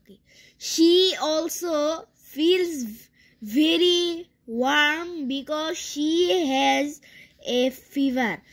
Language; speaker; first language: English; non-native, fluent; Bangla